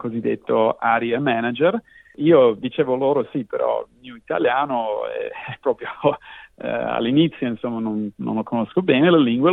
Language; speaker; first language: Italian; non-native, fluent; English